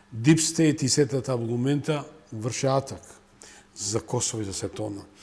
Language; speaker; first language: Macedonian; non-native, local second language; Serbian